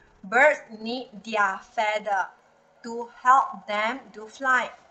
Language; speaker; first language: English; non-native, local second language; Chinese